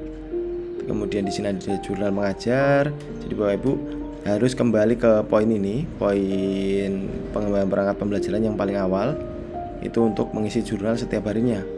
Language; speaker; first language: Indonesian; native; Indonesian